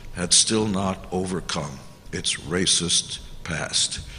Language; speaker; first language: English; early bilingual, other home language; Hungarian